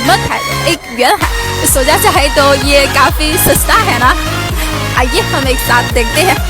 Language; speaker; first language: Urdu; non-native, fluent; Chinese